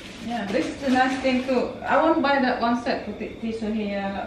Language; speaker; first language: English; non-native, learner; Indonesian